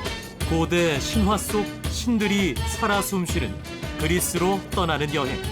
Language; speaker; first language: Korean; native; Korean